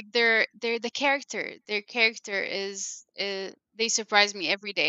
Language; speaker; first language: English; non-native, fluent; Arabic